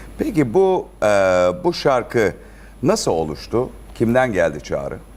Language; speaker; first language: Turkish; native; Turkish